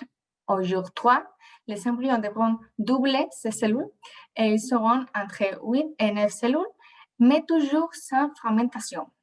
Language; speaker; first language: French; non-native, fluent; Spanish